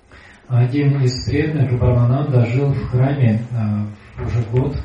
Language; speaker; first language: Russian; native; Russian